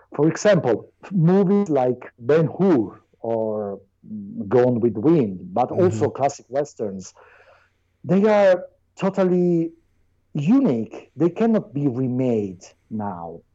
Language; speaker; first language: English; non-native, fluent; Italian